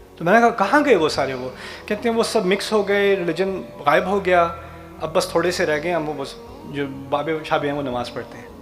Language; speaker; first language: Urdu; early bilingual, heritage; Urdu